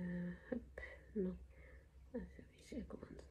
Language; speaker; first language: French; native; French